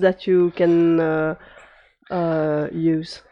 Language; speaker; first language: English; non-native, fluent; French